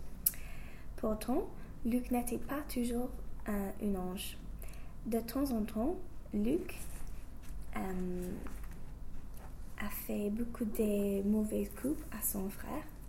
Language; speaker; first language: French; non-native, learner; English